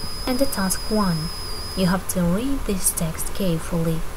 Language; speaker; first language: English; non-native, fluent; Kazakh